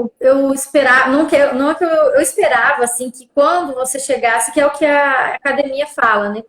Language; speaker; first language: Portuguese; non-native, local second language; Guarani